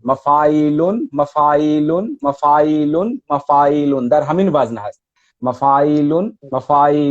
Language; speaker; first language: Persian; non-native, fluent; Hindi